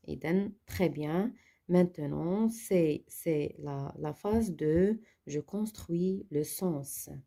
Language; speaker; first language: French; non-native, local second language; Arabic